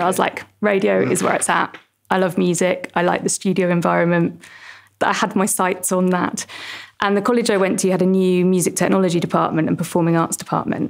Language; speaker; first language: English; native; English